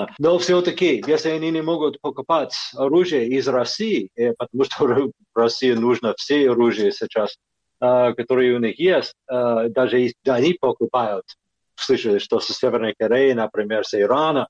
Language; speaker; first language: Russian; non-native, fluent; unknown